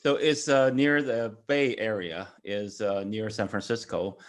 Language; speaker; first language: English; non-native, fluent; Chinese